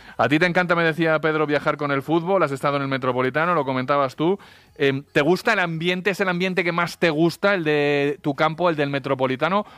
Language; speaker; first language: Spanish; native; Spanish